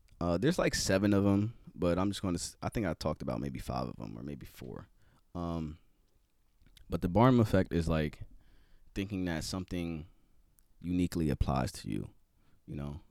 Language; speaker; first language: English; native; English